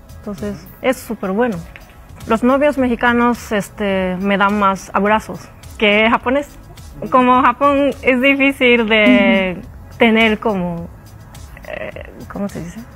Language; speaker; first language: Spanish; non-native, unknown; Japanese